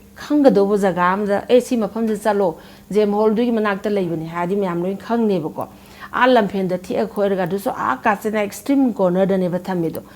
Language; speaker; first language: Manipuri; native; Manipuri